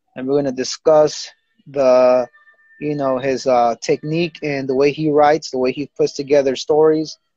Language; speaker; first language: English; early bilingual, other home language; Spanish